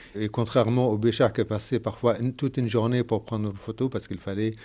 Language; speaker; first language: French; non-native, fluent; Arabic